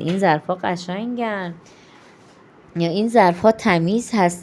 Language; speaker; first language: Persian; non-native, fluent; Urdu